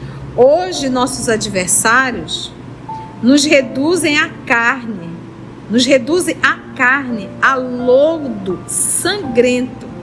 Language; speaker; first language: Portuguese; native; Portuguese